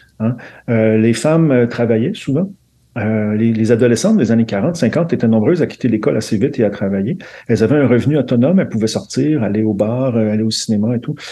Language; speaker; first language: French; native; French